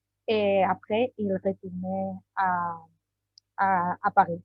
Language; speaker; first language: French; non-native, learner; Spanish